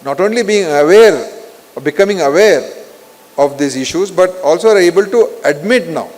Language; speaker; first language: English; non-native, local second language; Kannada